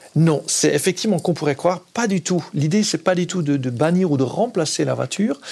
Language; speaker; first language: French; non-native, fluent; Dutch